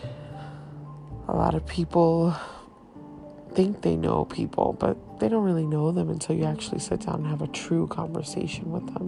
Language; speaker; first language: English; early bilingual, other home language; Haitian Creole